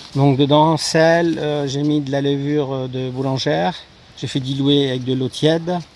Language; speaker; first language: French; native; French